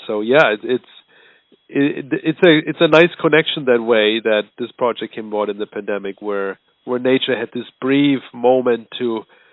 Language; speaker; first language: English; non-native, fluent; German